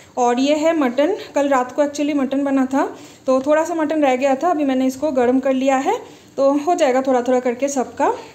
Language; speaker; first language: Hindi; non-native, local second language; Bangla